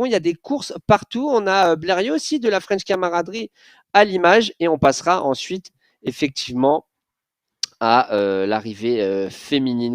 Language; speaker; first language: French; native; French